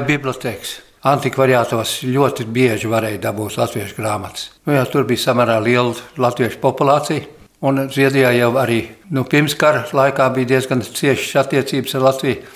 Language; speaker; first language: Latvian; early bilingual, heritage; Latvian